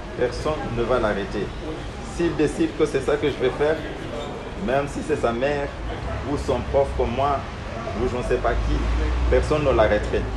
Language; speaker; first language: French; non-native, fluent; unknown